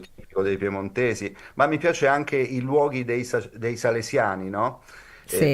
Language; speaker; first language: Italian; native; Italian